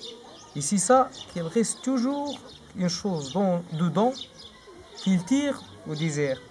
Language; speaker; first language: French; non-native, learner; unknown